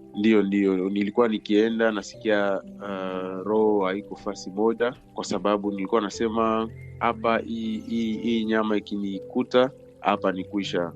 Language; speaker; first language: Swahili; native; Swahili